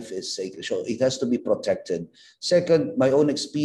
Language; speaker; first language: English; non-native, local second language; Filipino